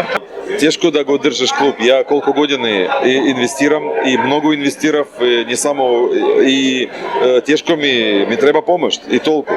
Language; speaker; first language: Macedonian; non-native, fluent; Russian